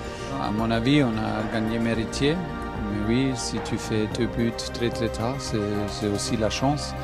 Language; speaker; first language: French; non-native, fluent; German